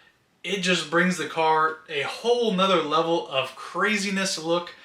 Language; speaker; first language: English; native; English